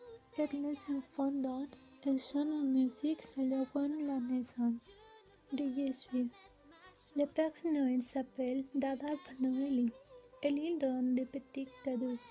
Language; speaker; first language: French; non-native, learner; Spanish